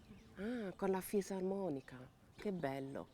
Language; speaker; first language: Italian; non-native, fluent; German